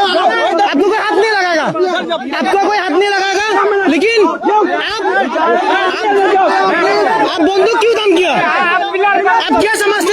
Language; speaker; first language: Hindi; non-native, learner; Bangla